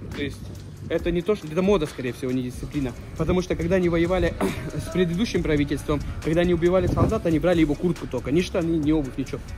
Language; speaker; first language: Russian; non-native, fluent; Persian